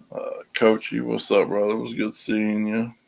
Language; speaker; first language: English; native; English